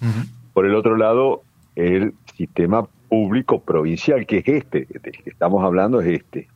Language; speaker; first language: Spanish; native; Spanish